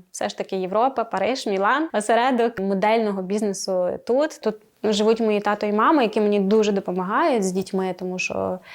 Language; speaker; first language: Ukrainian; native; Ukrainian